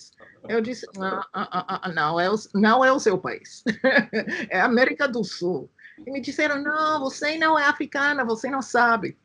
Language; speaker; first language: Portuguese; non-native, fluent; English